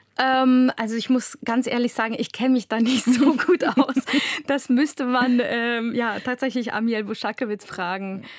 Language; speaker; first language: German; non-native, fluent; Russian